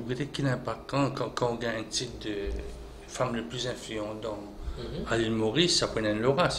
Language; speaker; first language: French; non-native, local second language; Morisyen